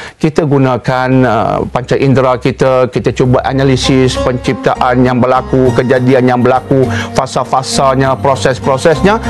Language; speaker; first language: Malay; native; Malay